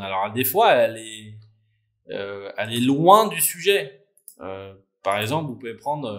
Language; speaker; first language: French; native; French